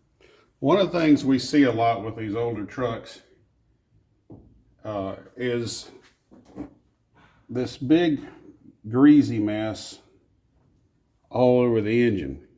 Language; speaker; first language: English; native; English